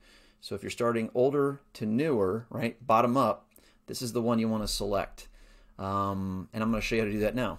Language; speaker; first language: English; native; English